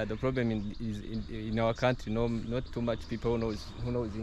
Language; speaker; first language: English; non-native, learner; Rundi